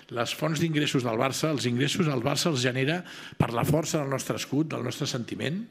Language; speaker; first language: Catalan; native; Catalan